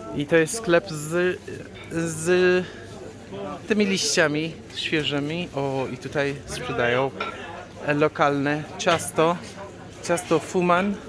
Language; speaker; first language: Polish; non-native, fluent; Persian